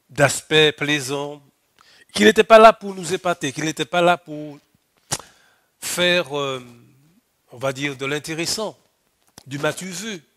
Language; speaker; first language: French; native; French